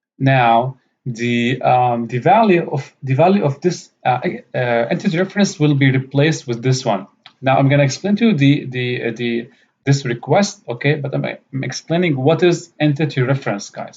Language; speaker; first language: English; non-native, fluent; Arabic